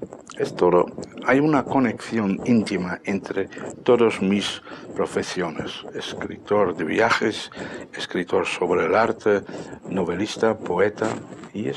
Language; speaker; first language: Spanish; non-native, fluent; Dutch